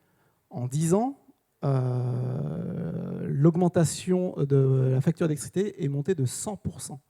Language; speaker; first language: French; native; French